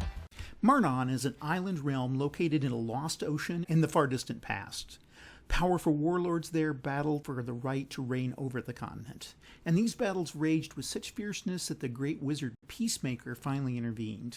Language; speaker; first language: English; native; English